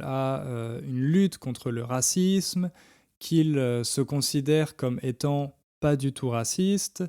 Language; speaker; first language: French; native; French